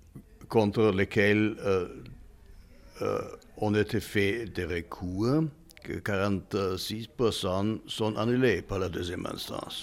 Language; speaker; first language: French; non-native, fluent; German